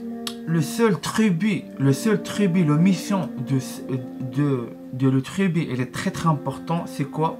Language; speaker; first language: French; non-native, learner; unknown